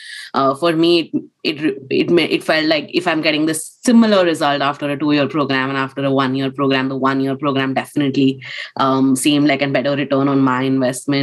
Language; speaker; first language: English; non-native, local second language; Hindi